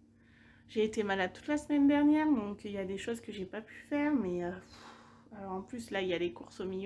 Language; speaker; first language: French; native; French